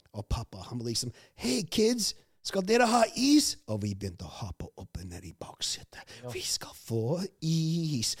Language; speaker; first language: Norwegian; non-native, fluent; English